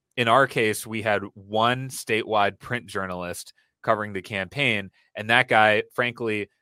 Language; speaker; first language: English; native; English